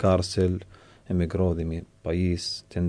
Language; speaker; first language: Spanish; non-native, learner; Arabic